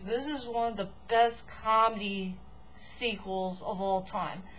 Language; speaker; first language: English; native; English